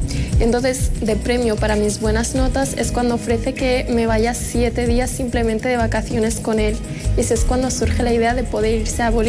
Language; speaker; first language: Spanish; early bilingual, other home language; Arabic